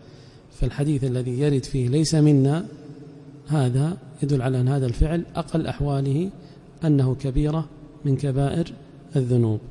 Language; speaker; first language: Arabic; native; Arabic